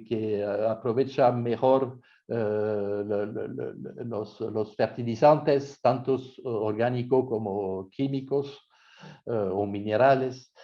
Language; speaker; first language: Spanish; non-native, fluent; French